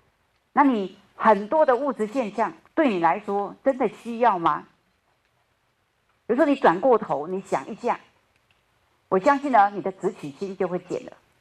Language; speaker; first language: Chinese; native; Chinese